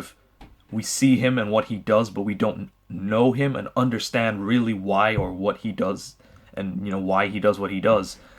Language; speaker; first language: English; native; English